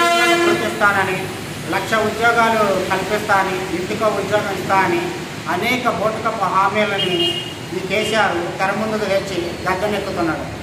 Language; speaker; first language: Telugu; native; Telugu